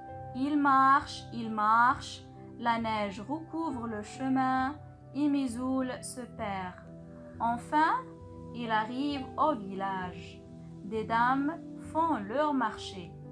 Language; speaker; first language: French; non-native, local second language; Arabic